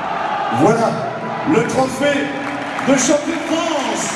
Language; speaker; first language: French; native; French